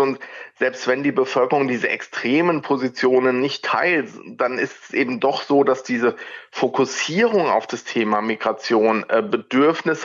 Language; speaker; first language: German; native; German